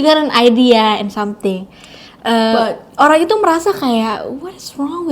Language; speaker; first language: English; non-native, learner; Indonesian